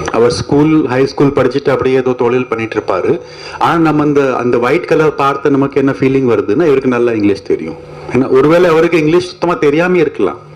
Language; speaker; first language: Tamil; non-native, fluent; Hindi